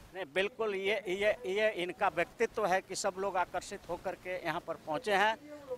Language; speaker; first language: Hindi; native; Hindi